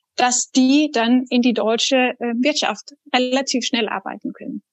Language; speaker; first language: German; non-native, fluent; Danish